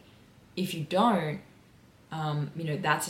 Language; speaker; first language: English; native; English